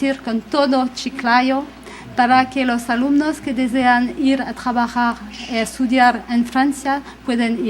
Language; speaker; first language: Spanish; non-native, fluent; French